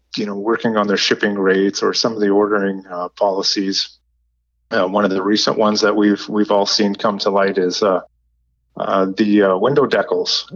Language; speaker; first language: English; native; English